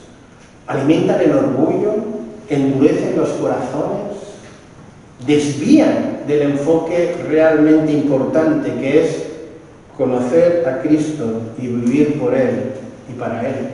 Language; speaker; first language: Spanish; native; Spanish